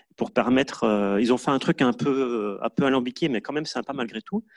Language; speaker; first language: French; native; French